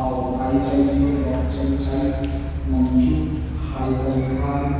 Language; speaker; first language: Vietnamese; non-native, learner; Hindi